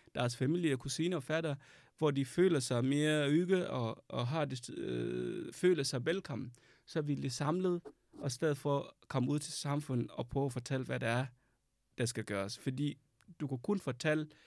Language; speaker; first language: Danish; non-native, fluent; Arabic